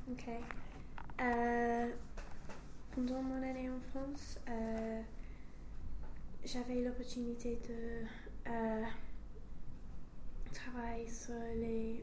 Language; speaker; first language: French; non-native, learner; English